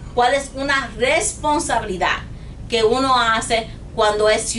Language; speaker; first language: Spanish; non-native, learner; English